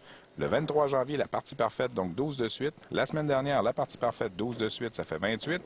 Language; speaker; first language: French; native; French